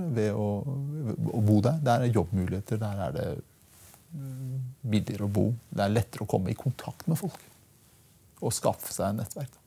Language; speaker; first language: Norwegian; early bilingual, other home language; Persian